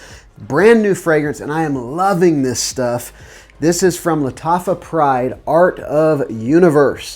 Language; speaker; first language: English; native; English